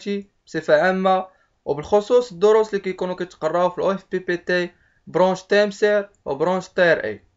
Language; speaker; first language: Arabic; native; Arabic